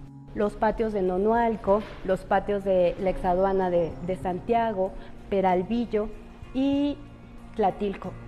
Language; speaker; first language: Spanish; native; Spanish